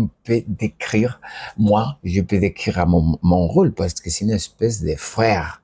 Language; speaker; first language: French; non-native, learner; Spanish